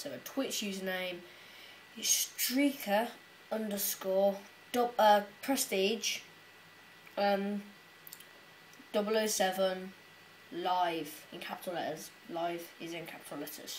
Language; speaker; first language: English; native; English